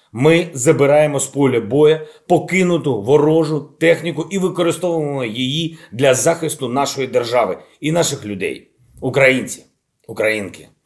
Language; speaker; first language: Ukrainian; non-native, local second language; Russian